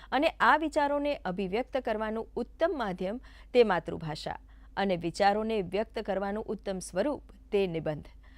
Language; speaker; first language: Gujarati; native; Gujarati